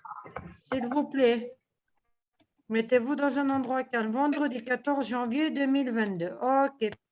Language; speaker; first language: French; native; French